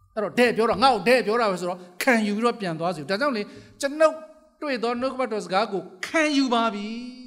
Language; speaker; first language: Burmese; native; Burmese